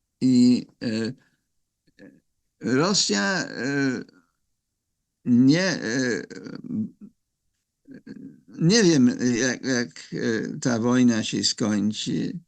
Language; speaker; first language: Polish; non-native, fluent; English